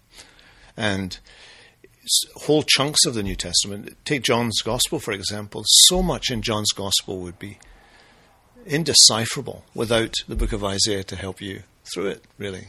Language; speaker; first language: English; native; English